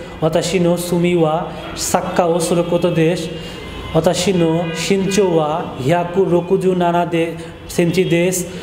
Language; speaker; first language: Japanese; non-native, learner; Bangla